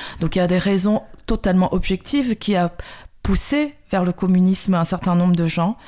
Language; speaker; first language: French; early bilingual, other home language; Khmer